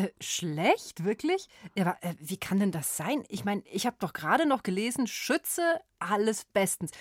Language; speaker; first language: German; native; German